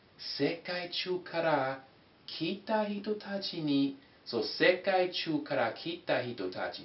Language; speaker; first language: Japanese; non-native, fluent; English